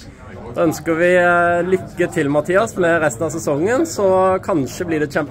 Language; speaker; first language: Norwegian; native; Norwegian